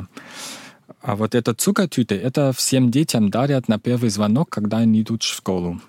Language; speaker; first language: Russian; non-native, fluent; German